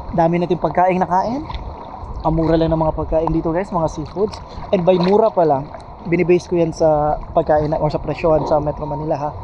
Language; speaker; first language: Filipino; non-native, local second language; Cebuano